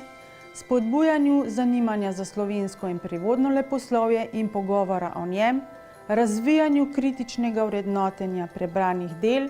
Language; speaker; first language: Slovenian; native; Slovenian